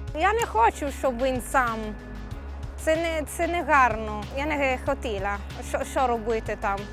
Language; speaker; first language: Ukrainian; non-native, learner; Italian